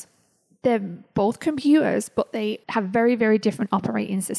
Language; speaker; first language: English; native; English